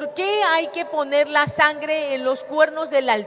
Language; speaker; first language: Spanish; native; Spanish